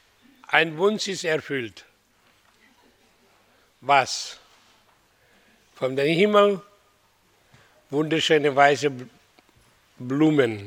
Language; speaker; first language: German; non-native, learner; Hindi